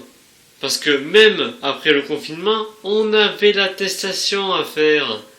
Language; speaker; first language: French; native; French